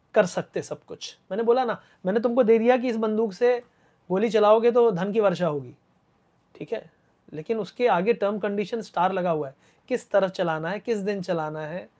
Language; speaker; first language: Hindi; non-native, local second language; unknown